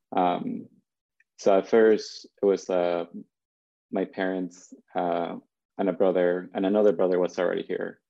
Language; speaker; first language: English; early bilingual, other home language; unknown